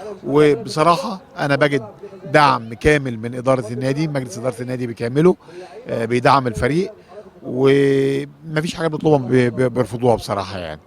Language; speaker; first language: Arabic; native; Arabic